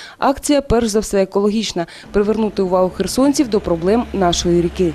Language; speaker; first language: Ukrainian; native; Ukrainian